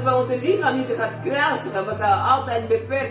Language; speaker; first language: Dutch; non-native, learner; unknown